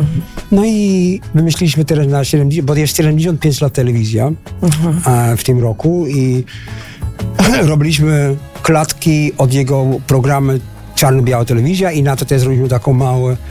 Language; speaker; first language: Polish; non-native, learner; Dutch